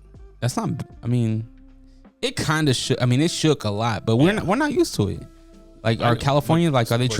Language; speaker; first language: English; native; English